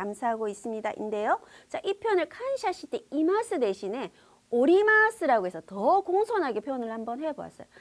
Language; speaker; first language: Korean; native; Korean